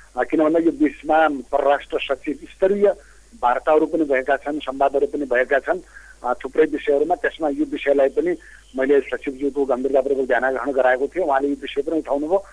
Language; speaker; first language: Nepali; native; Nepali